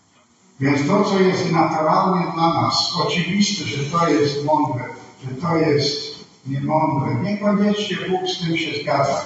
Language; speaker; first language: Polish; non-native, fluent; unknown